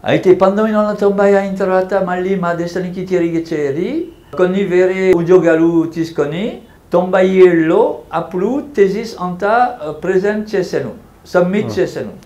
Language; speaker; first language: Telugu; non-native, fluent; French